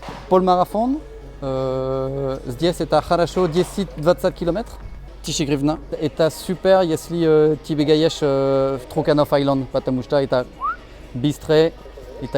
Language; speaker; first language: Russian; non-native, learner; French